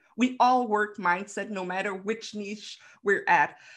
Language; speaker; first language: English; non-native, fluent; Dutch